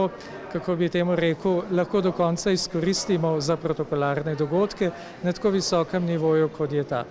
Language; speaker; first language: Slovenian; native; Slovenian